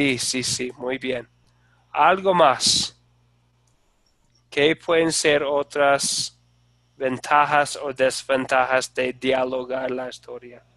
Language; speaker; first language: Spanish; non-native, fluent; English